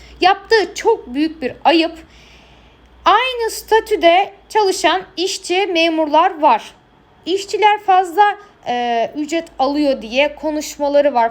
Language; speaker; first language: Turkish; native; Turkish